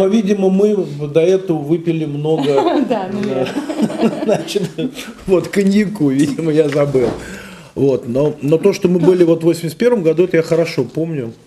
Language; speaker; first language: Russian; native; Russian